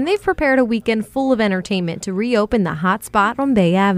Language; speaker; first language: English; native; English